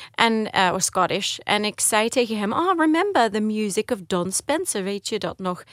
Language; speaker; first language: Dutch; early bilingual, heritage; Dutch